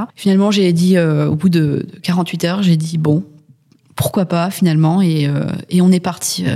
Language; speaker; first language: French; native; French